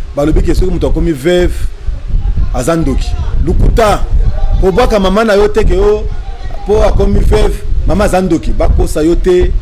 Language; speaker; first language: Lingala; native; Lingala